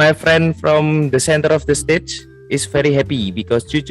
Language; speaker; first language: English; non-native, learner; Indonesian